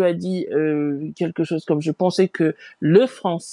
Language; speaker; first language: French; non-native, fluent; English